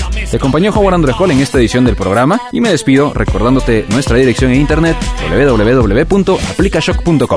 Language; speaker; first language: Spanish; native; Spanish